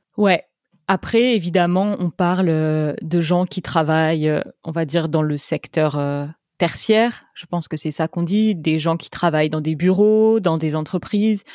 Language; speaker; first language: French; native; French